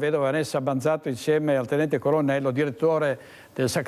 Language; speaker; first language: Italian; native; Italian